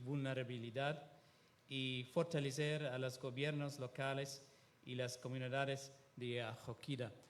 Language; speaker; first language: Spanish; non-native, fluent; Italian